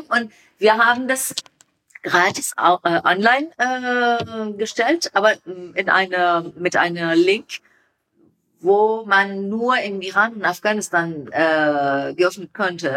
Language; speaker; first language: German; non-native, learner; Persian